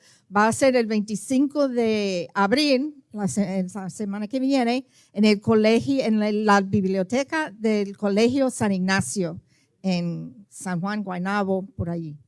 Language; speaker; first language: Spanish; early bilingual, heritage; Spanish